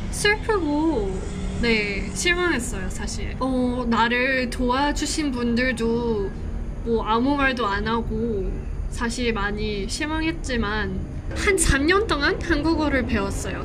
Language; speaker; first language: Korean; non-native, fluent; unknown